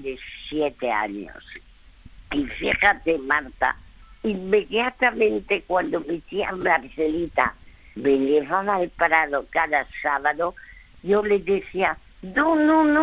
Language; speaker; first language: Spanish; early bilingual, other home language; French